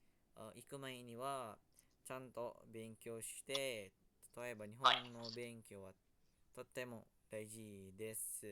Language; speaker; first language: Japanese; non-native, learner; Indonesian